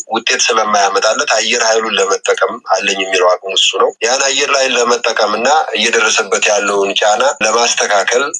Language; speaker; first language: Amharic; native; Amharic